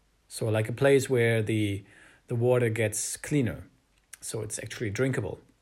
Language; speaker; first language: English; non-native, fluent; German